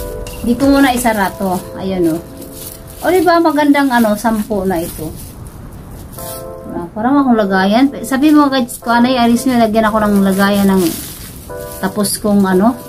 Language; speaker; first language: Filipino; non-native, local second language; Cebuano